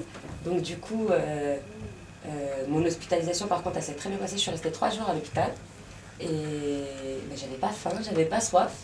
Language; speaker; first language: French; native; French